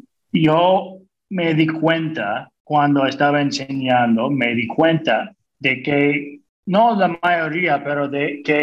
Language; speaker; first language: Spanish; non-native, fluent; English